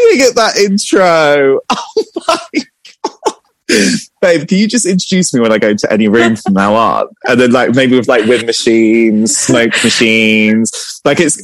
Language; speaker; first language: English; native; English